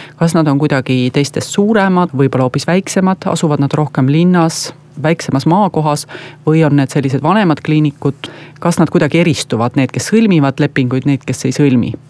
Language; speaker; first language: Estonian; native; Estonian